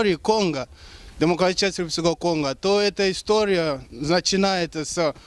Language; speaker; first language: Russian; non-native, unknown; Lingala